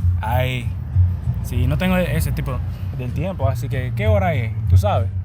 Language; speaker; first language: Spanish; non-native, learner; English